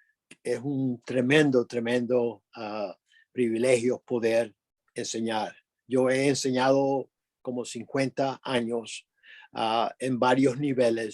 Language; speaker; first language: Spanish; early bilingual, other home language; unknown